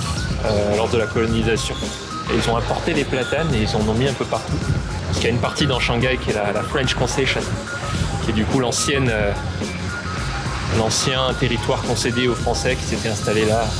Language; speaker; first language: French; native; French